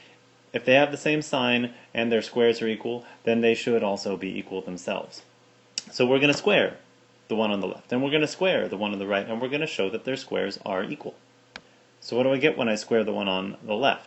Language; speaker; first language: English; native; English